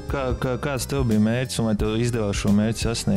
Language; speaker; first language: Latvian; native; Latvian